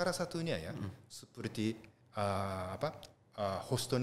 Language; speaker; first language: Indonesian; non-native, learner; Japanese